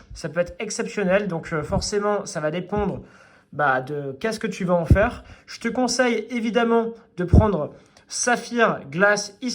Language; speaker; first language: French; native; French